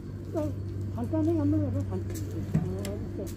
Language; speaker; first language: Korean; native; Korean